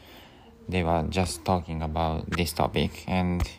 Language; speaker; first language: English; non-native, learner; Japanese